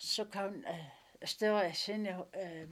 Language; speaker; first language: Danish; non-native, local second language; Kalaallisut